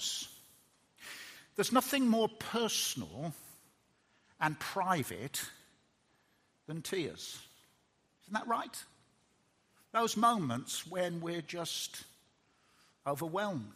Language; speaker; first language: English; native; English